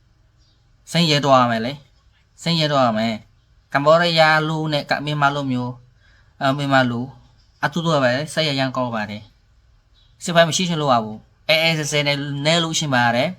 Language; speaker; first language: Burmese; non-native, learner; Khmer